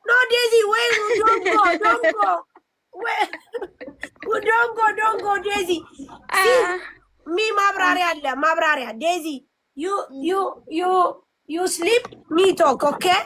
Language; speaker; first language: English; non-native, learner; Amharic